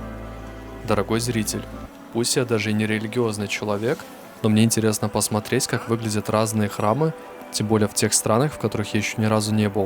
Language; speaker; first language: Russian; native; Russian